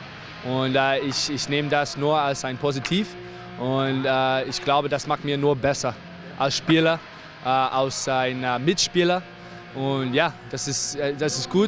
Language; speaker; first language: German; non-native, learner; English